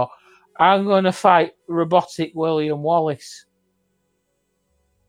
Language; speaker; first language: English; native; English